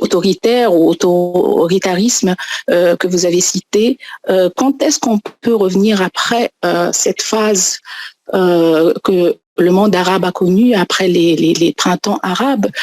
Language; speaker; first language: French; non-native, local second language; Arabic